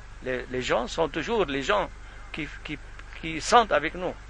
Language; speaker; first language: French; non-native, fluent; Arabic